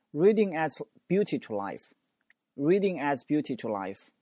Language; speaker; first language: English; non-native, fluent; Chinese